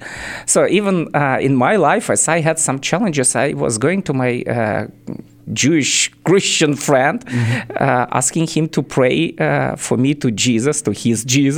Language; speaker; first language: English; non-native, fluent; Ukrainian